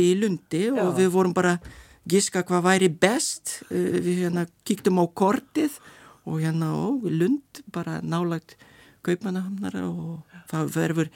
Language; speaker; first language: Icelandic; non-native, fluent; Lithuanian